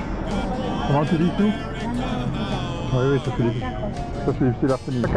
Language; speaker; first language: Spanish; non-native, learner; French